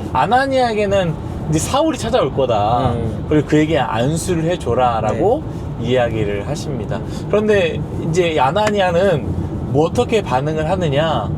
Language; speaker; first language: Korean; native; Korean